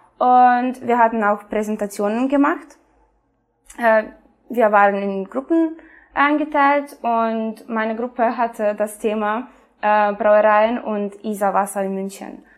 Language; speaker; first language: German; non-native, fluent; Serbian